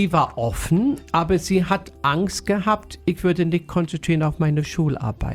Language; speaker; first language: German; non-native, fluent; English